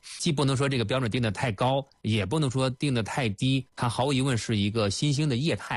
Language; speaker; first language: Chinese; native; Chinese